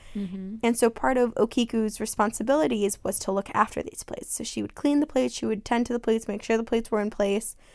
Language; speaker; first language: English; native; English